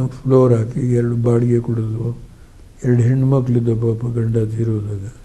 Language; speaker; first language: Kannada; native; Kannada